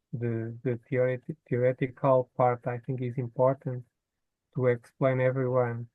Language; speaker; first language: English; non-native, fluent; Portuguese